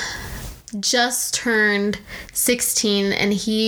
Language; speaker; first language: English; native; English